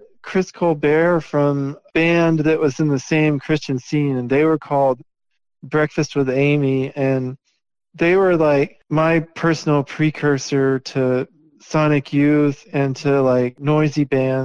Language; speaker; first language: English; native; English